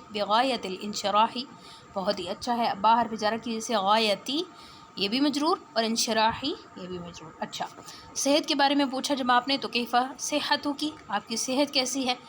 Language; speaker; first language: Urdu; non-native, local second language; Punjabi